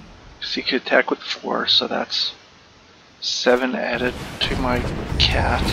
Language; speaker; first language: English; native; English